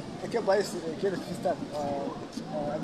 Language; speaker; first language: Spanish; non-native, learner; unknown